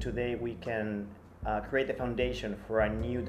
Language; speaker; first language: English; non-native, fluent; Spanish